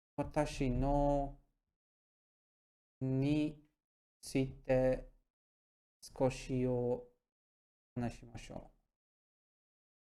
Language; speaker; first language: Japanese; non-native, learner; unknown